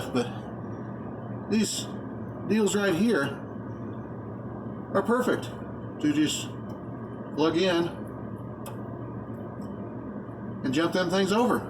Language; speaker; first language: English; native; English